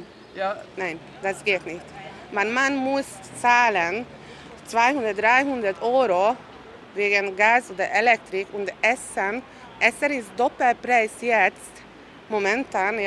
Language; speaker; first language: German; non-native, learner; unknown